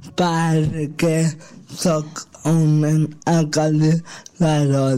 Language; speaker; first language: Catalan; non-native, local second language; Spanish